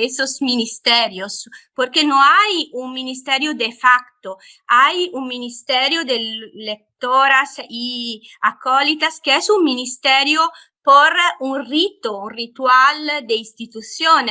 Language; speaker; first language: Spanish; non-native, fluent; Italian